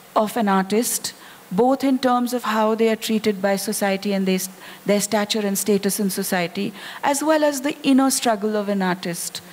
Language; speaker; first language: English; non-native, local second language; Hindi